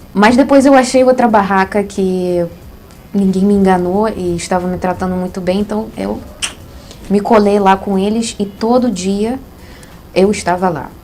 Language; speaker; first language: Portuguese; non-native, fluent; Russian